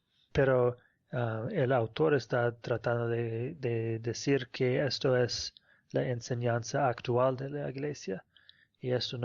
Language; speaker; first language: Spanish; non-native, fluent; English